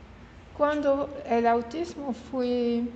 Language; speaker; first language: Spanish; non-native, learner; French